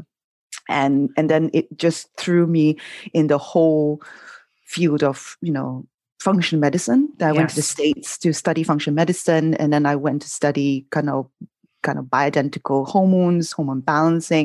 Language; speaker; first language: English; non-native, local second language; Cantonese